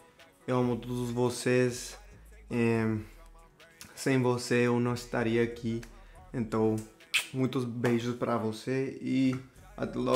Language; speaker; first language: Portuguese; non-native, learner; Spanish